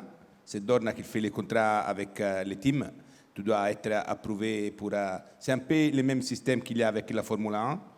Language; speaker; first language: French; non-native, fluent; Italian